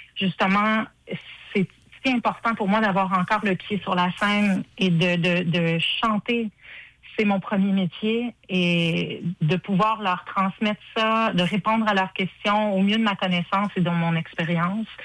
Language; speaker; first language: French; native; French